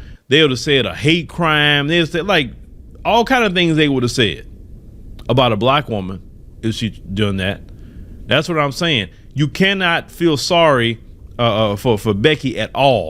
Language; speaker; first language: English; native; English